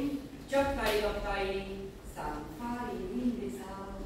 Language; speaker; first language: Vietnamese; non-native, learner; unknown